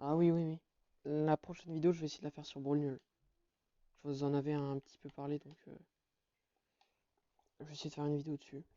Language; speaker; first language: French; native; French